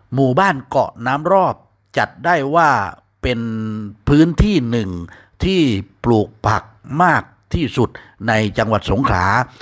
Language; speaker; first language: Thai; native; Thai